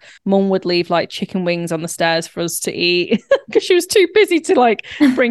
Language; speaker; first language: English; native; English